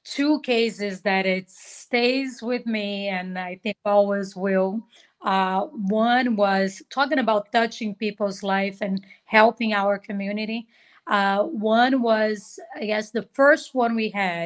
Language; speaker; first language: English; non-native, fluent; Portuguese